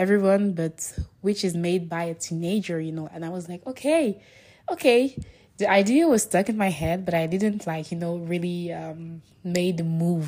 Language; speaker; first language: English; non-native, fluent; French